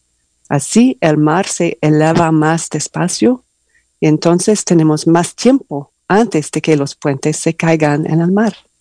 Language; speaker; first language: Spanish; non-native, learner; English